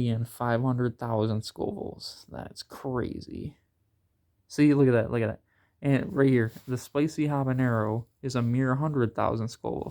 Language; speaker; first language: English; native; English